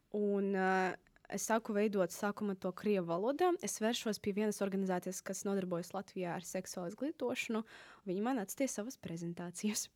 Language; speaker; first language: Latvian; non-native, local second language; Russian